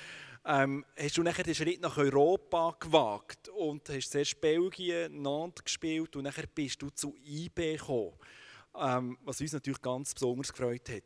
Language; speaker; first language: German; native; German